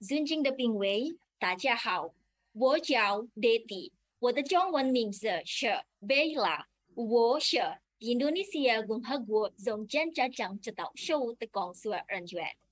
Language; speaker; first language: Chinese; non-native, learner; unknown